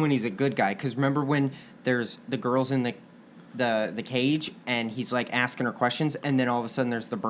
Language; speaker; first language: English; native; English